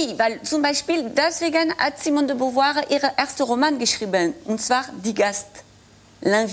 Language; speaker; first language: German; non-native, fluent; French